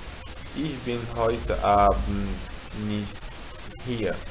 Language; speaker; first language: German; non-native, fluent; Arabic